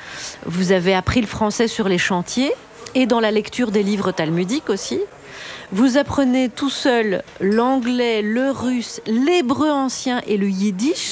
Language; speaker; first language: French; native; French